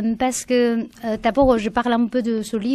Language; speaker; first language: French; non-native, learner; Chinese